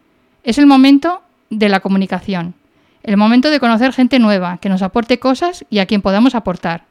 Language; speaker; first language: Spanish; native; Spanish